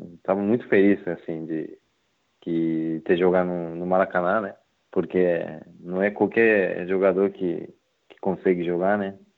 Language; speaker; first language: Portuguese; non-native, learner; Japanese